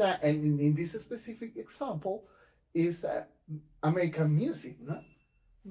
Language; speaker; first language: English; non-native, fluent; Spanish